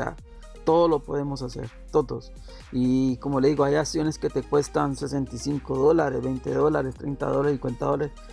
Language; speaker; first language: Spanish; native; Spanish